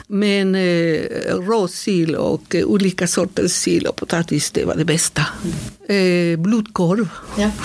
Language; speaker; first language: Swedish; non-native, fluent; Spanish